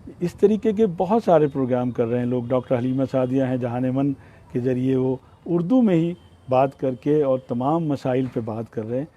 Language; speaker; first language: Urdu; native; Urdu